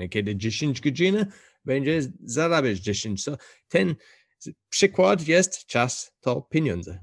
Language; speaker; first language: Polish; non-native, learner; English